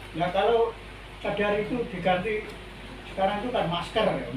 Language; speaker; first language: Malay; non-native, local second language; Javanese